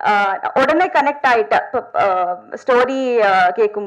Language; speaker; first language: Tamil; non-native, learner; Telugu